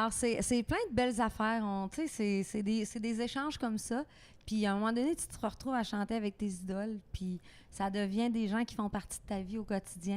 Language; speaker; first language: French; native; French